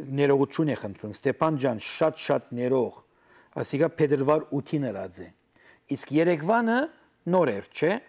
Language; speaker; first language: Armenian; native; Armenian